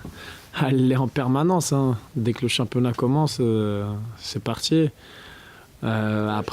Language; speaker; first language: French; native; French